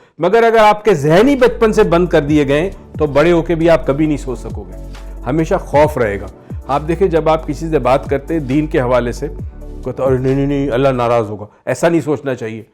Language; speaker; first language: Urdu; native; Urdu